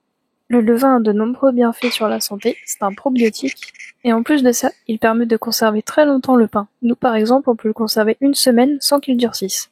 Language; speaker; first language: French; native; French